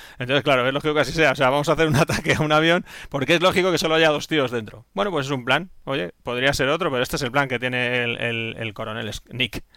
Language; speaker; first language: Spanish; native; Spanish